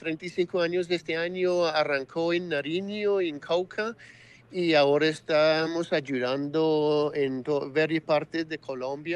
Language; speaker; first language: Spanish; non-native, fluent; English